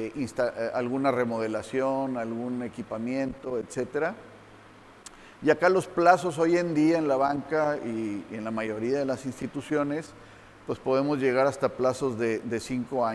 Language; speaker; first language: Spanish; native; Spanish